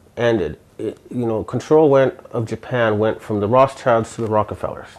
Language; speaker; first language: English; native; English